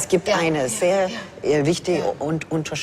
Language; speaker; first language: German; non-native, fluent; English